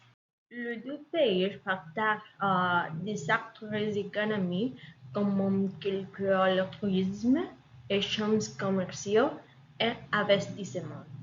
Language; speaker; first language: French; non-native, learner; Spanish